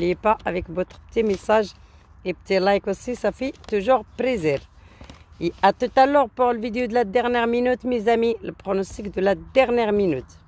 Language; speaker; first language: French; non-native, learner; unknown